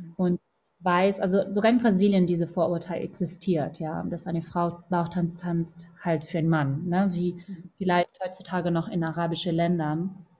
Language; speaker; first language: German; non-native, fluent; Portuguese